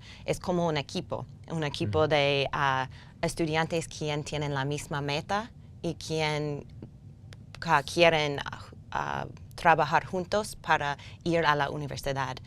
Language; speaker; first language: Spanish; non-native, learner; English